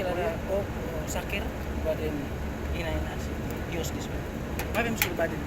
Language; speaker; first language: Arabic; non-native, learner; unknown